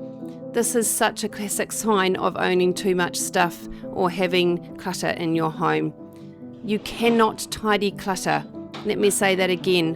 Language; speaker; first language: English; native; English